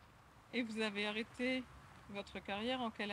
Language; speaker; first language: French; native; French